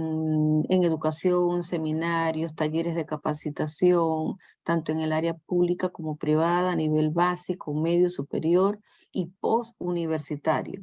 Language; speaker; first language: Spanish; native; Spanish